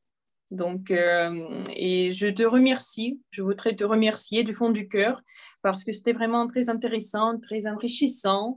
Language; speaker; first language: French; non-native, fluent; Russian